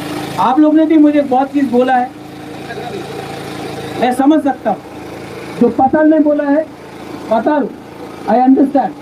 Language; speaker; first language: Hindi; non-native, local second language; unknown